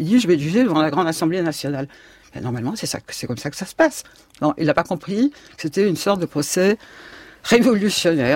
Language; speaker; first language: French; native; French